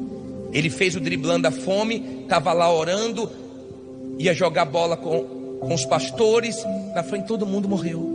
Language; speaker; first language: Portuguese; native; Portuguese